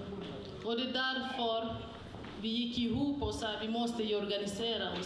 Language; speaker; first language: Swedish; non-native, fluent; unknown